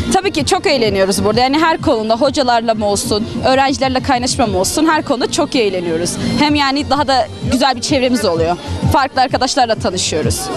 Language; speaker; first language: Turkish; early bilingual, other home language; Arabic